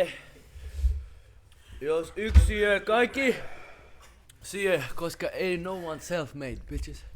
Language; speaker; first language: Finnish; non-native, learner; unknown